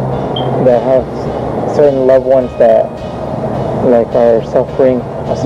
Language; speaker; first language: English; early bilingual, other home language; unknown